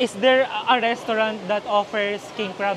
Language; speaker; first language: English; non-native, learner; Filipino